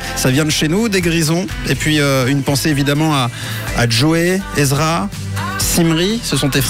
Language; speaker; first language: French; native; French